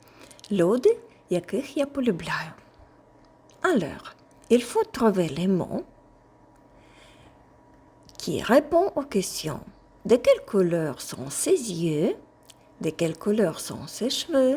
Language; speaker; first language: French; non-native, fluent; Ukrainian